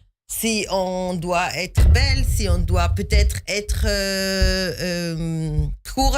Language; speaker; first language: French; non-native, fluent; Hebrew